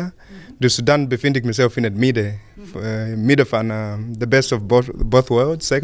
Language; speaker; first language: Dutch; non-native, fluent; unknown